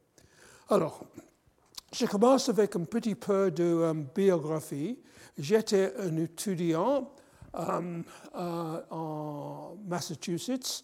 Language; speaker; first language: French; non-native, fluent; English